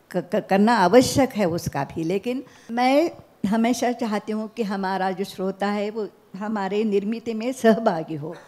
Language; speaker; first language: Hindi; non-native, local second language; Marathi